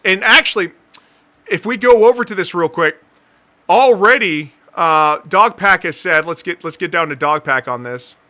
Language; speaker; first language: English; native; English